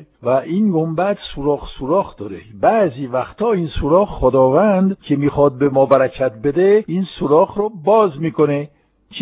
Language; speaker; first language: Persian; non-native, fluent; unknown